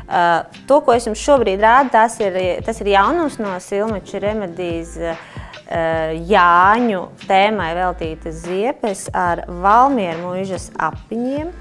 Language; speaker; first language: Latvian; native; Latvian